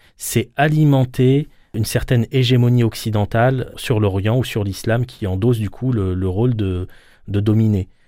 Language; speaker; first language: French; native; French